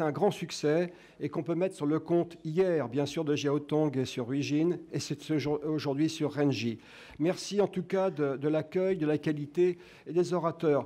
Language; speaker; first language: French; native; French